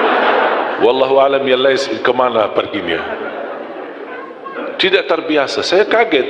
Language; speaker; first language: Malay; non-native, fluent; Arabic